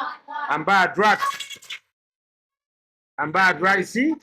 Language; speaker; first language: French; non-native, fluent; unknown